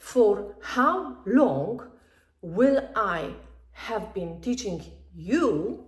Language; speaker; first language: English; non-native, fluent; Polish